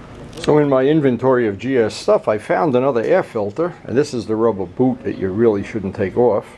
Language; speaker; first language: English; native; English